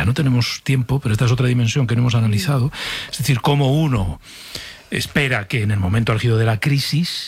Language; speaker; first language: Spanish; native; Spanish